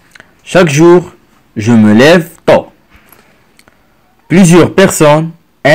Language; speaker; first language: French; non-native, local second language; Arabic